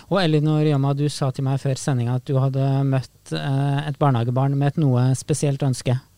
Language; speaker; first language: Norwegian; native; Norwegian